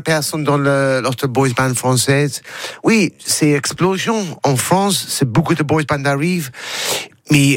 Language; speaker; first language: French; non-native, learner; English